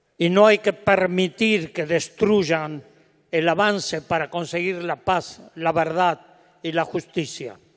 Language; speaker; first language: Spanish; native; Spanish